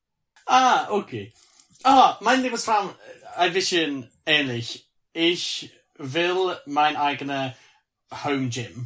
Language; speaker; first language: German; non-native, learner; English